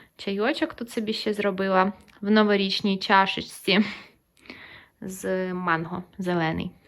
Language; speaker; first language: Ukrainian; non-native, local second language; Russian